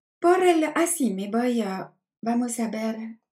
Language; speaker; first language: Spanish; non-native, learner; French